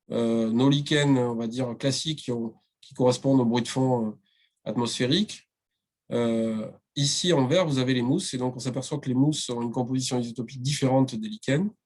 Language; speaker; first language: French; native; French